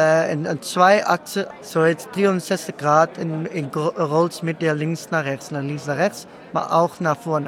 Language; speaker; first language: German; non-native, learner; Dutch